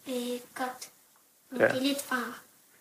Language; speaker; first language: Danish; early bilingual, heritage; Danish